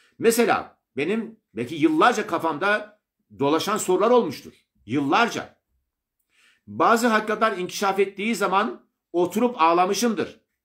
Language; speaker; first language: Turkish; native; Turkish